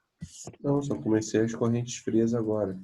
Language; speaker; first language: Portuguese; native; Portuguese